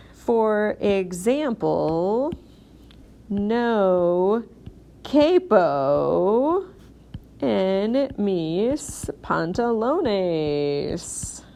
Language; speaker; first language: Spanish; non-native, fluent; English